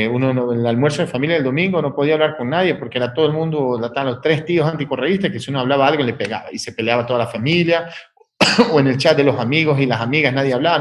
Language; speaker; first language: Spanish; native; Spanish